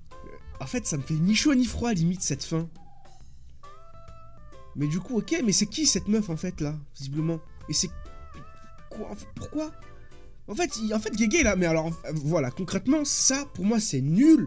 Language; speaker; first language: French; native; French